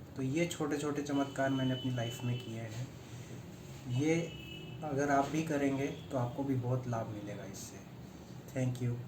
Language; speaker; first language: Hindi; native; Hindi